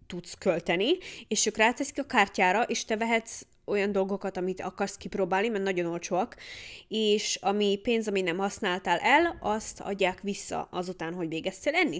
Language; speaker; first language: Hungarian; early bilingual, heritage; Hungarian